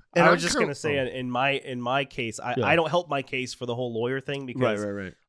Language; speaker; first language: English; native; English